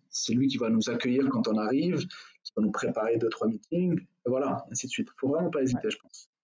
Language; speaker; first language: French; non-native, local second language; Arabic